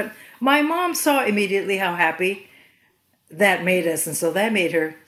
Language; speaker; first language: English; native; English